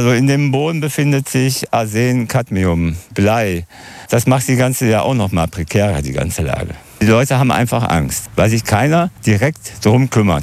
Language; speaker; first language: German; native; German